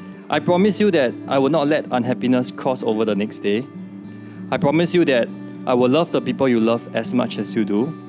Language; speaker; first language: English; non-native, local second language; Chinese